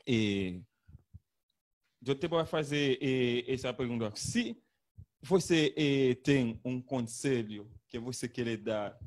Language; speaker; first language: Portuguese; non-native, learner; Haitian Creole